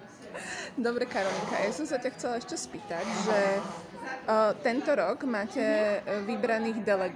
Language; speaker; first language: Slovak; native; Slovak